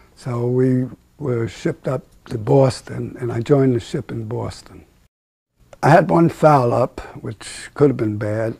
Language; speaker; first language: English; native; English